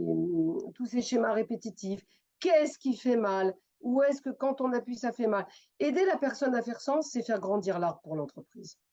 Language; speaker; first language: French; native; French